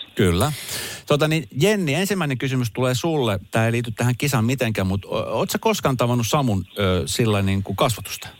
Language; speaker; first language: Finnish; early bilingual, other home language; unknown